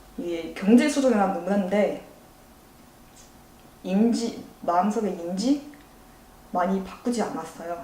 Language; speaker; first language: Korean; non-native, fluent; Chinese